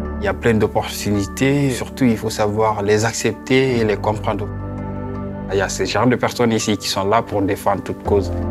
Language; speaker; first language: French; non-native, local second language; Fula